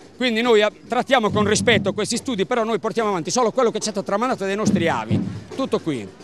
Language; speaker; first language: Italian; native; Italian